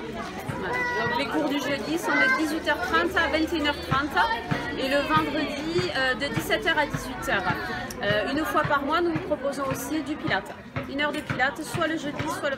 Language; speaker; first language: French; native; French